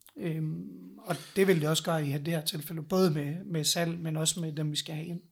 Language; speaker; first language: Danish; native; Danish